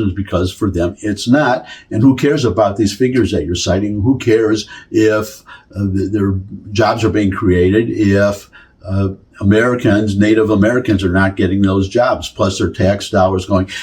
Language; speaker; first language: English; native; English